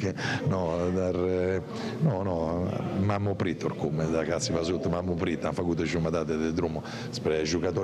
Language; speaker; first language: Romanian; non-native, fluent; Italian